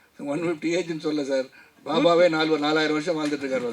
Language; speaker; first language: Tamil; native; Tamil